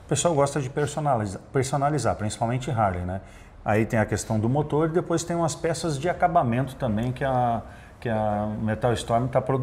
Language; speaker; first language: Portuguese; native; Portuguese